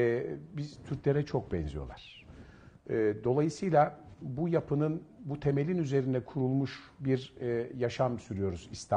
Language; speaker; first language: Turkish; native; Turkish